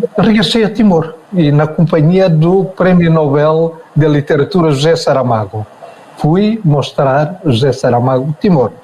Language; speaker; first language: Portuguese; non-native, local second language; Tetum